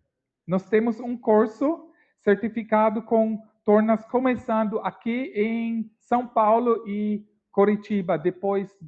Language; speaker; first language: Portuguese; non-native, learner; English